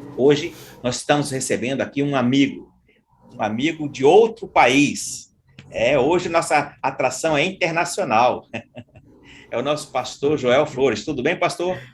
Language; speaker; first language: Portuguese; native; Portuguese